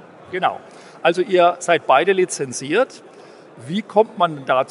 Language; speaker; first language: German; native; German